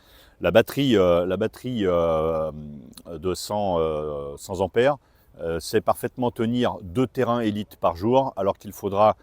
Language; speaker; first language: French; native; French